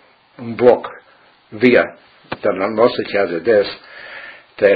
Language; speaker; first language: Italian; early bilingual, heritage; Friulian